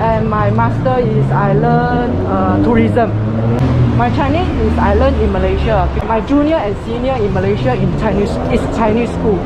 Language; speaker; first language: English; non-native, learner; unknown